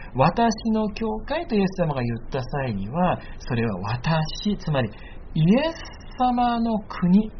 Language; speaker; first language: Japanese; native; Japanese